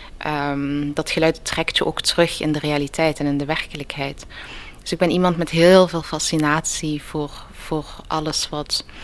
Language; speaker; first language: Dutch; early bilingual, other home language; Riffian